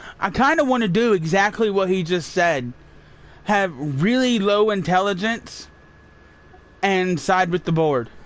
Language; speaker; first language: English; native; English